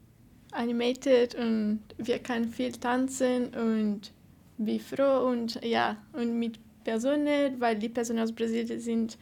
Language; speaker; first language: German; non-native, learner; Portuguese